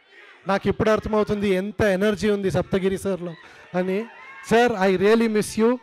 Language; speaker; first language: Telugu; non-native, learner; Kannada